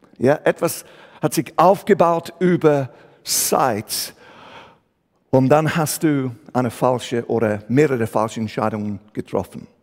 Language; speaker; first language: German; non-native, fluent; English